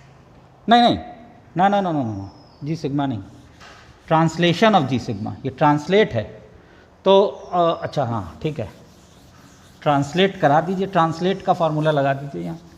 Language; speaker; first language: Hindi; native; Hindi